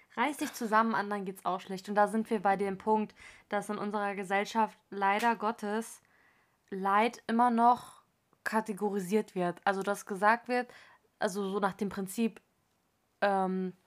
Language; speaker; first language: German; native; German